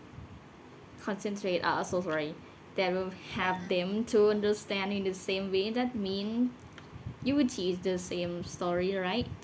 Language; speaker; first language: English; non-native, learner; Thai